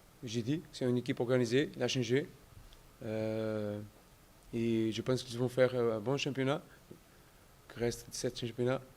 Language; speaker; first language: French; non-native, learner; Portuguese